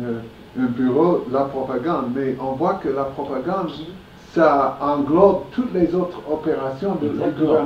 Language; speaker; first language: French; non-native, fluent; English